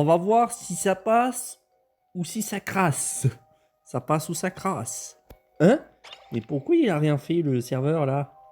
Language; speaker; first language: French; native; French